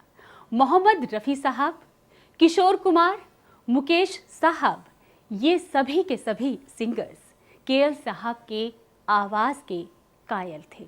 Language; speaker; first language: Hindi; native; Hindi